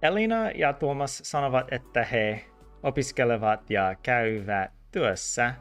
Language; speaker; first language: Finnish; non-native, learner; English